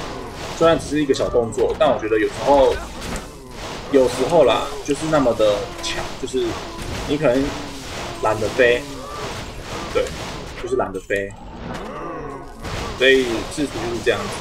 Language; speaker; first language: Chinese; native; Chinese